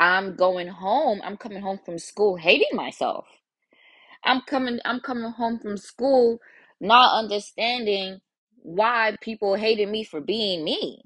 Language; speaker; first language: English; early bilingual, other home language; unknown